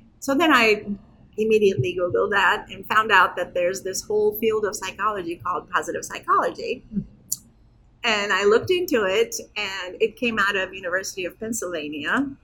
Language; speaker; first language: English; non-native, fluent; Turkish